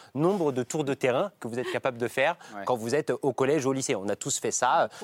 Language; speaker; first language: French; native; French